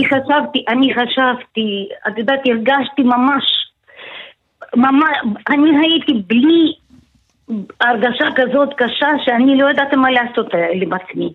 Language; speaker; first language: Hebrew; non-native, fluent; Russian